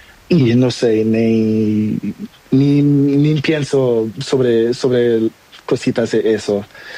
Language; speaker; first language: Spanish; non-native, learner; Portuguese